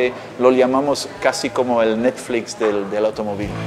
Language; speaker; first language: Spanish; non-native, fluent; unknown